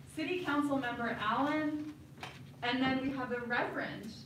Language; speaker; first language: English; native; English